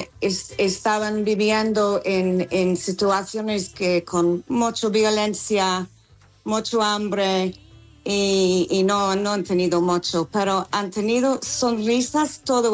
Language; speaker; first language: Spanish; non-native, fluent; English